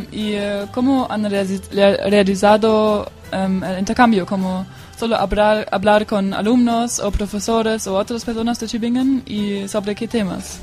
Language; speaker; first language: Spanish; non-native, learner; German